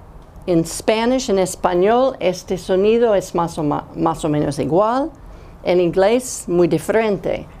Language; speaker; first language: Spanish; non-native, fluent; English